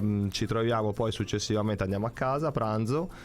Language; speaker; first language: Italian; native; Italian